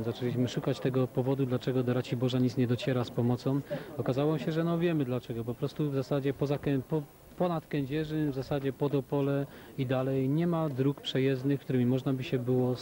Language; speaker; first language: Polish; native; Polish